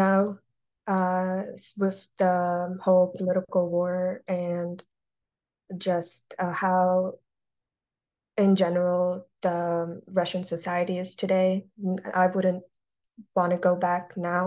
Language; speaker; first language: English; early bilingual, other home language; Russian